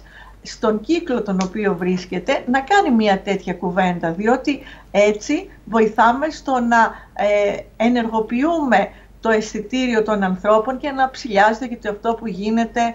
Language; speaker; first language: Greek; native; Greek